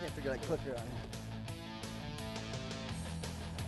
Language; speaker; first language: English; native; English